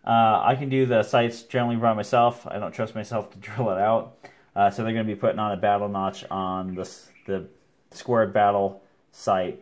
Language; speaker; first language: English; native; English